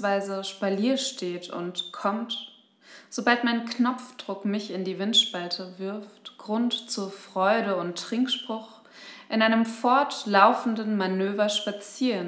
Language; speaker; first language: German; native; German